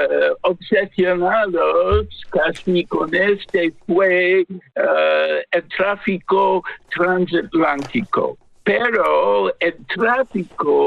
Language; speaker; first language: Spanish; non-native, fluent; English